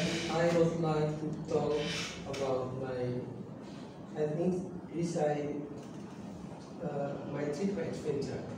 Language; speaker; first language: English; non-native, learner; Indonesian